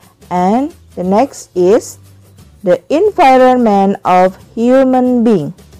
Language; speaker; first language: English; non-native, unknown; Indonesian